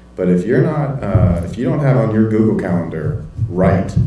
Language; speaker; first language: English; native; English